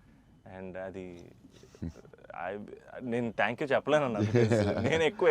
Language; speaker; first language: Telugu; native; Telugu